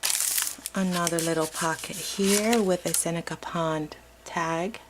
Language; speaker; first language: English; native; English